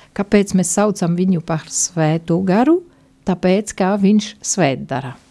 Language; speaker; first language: Latvian; non-native, fluent; Italian